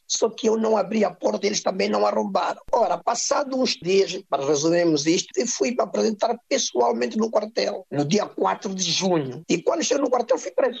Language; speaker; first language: Portuguese; native; Portuguese